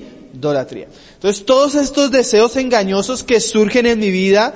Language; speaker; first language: Spanish; native; Spanish